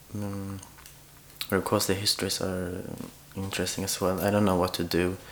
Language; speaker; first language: English; non-native, fluent; Swedish